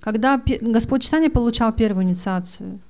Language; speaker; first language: Russian; native; Russian